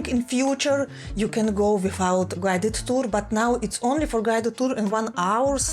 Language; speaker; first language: English; non-native, fluent; Russian